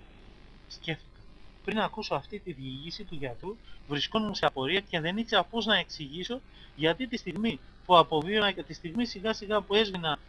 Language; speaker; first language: Greek; native; Greek